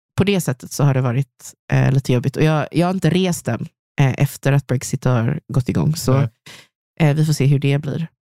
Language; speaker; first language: Swedish; native; Swedish